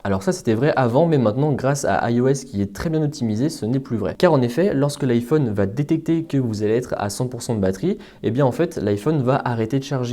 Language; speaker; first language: French; native; French